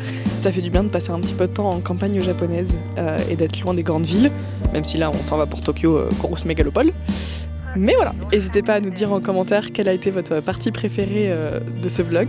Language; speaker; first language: French; native; French